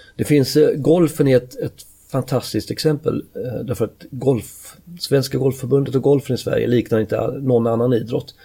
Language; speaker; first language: Swedish; native; Swedish